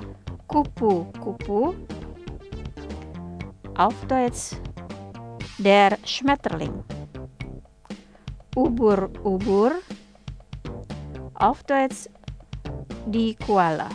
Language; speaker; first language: German; non-native, fluent; Indonesian